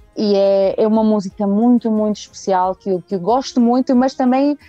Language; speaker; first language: Portuguese; early bilingual, heritage; Portuguese